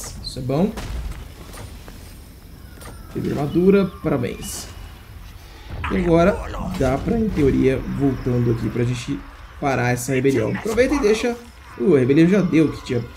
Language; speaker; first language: Portuguese; native; Portuguese